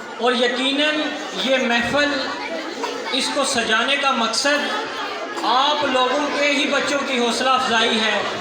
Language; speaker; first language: Urdu; non-native, local second language; Punjabi